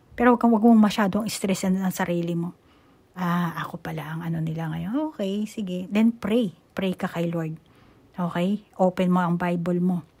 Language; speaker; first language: Filipino; native; Filipino